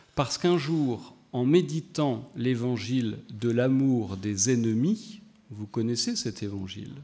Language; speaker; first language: French; native; French